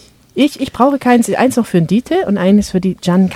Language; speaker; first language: German; native; German